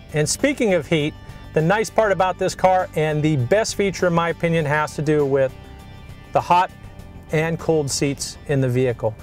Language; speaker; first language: English; native; English